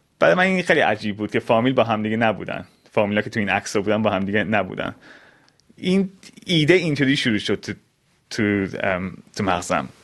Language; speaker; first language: Persian; early bilingual, heritage; Persian